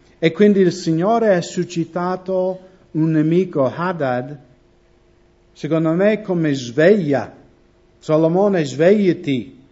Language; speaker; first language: Italian; non-native, fluent; English